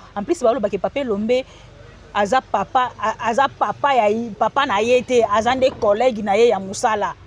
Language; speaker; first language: Lingala; native; Lingala